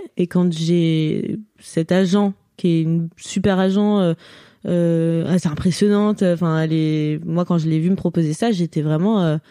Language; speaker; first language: French; native; French